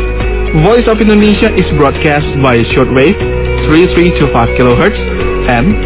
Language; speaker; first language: English; non-native, fluent; Indonesian